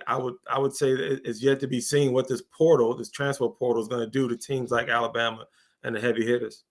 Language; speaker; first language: English; native; English